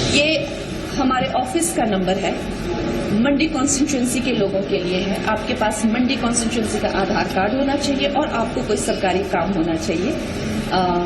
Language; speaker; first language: Hindi; native; Hindi